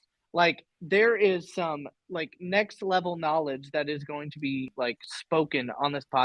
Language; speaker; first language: English; native; English